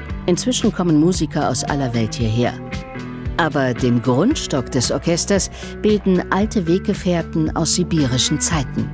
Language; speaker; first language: German; native; German